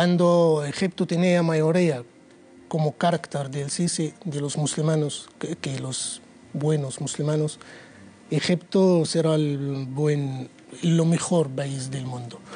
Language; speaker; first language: Spanish; non-native, learner; Arabic